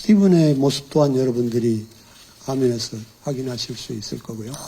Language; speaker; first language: Korean; native; Korean